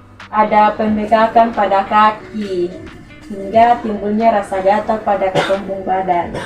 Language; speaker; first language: Indonesian; non-native, local second language; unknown